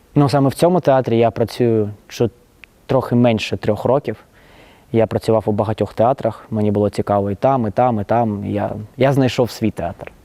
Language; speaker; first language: Ukrainian; non-native, local second language; Russian